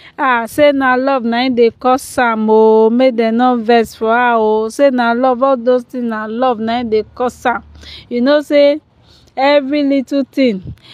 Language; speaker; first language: Nigerian Pidgin; non-native, local second language; Yoruba